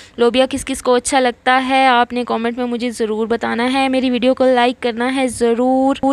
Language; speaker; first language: Urdu; native; Urdu